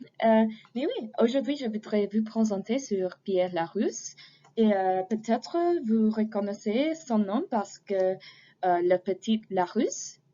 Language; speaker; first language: French; non-native, fluent; English